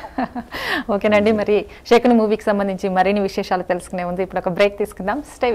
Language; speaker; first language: Telugu; native; Telugu